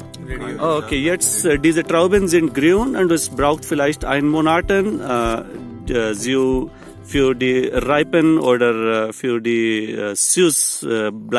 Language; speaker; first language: German; non-native, learner; Marathi